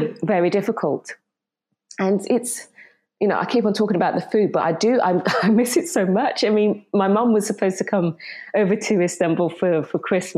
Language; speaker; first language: English; native; English